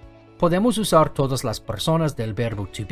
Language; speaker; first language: Spanish; non-native, fluent; English